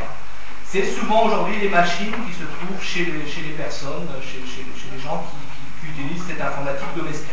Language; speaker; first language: French; native; French